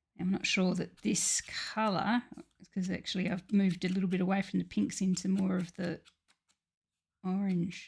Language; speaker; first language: English; native; English